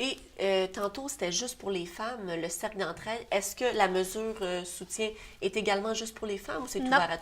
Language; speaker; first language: French; native; French